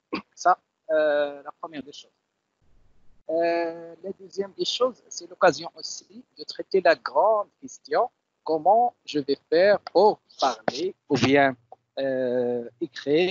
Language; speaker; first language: French; non-native, local second language; Arabic